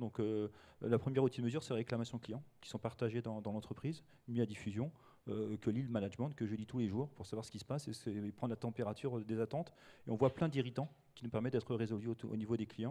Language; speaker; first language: French; native; French